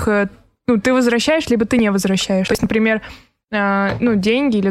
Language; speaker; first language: Russian; native; Russian